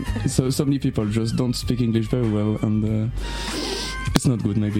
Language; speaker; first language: English; non-native, learner; French